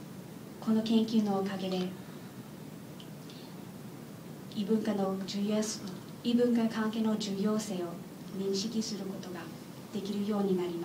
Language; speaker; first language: Japanese; non-native, learner; English